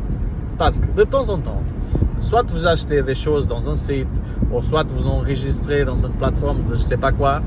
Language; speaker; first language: French; non-native, fluent; Portuguese